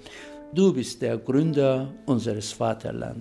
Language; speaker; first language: German; non-native, fluent; Turkish